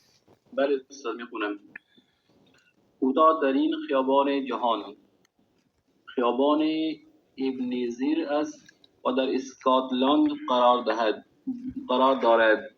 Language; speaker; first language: Persian; non-native, learner; Urdu